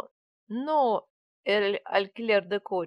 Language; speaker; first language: Spanish; non-native, learner; Russian